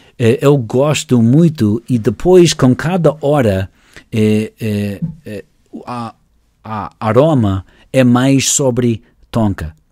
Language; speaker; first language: Portuguese; non-native, learner; English